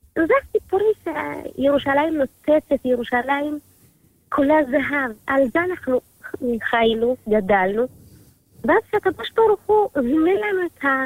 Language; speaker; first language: Hebrew; early bilingual, other home language; Amharic